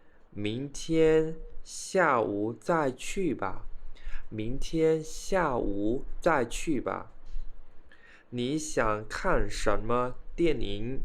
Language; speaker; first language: Chinese; non-native, fluent; Khmer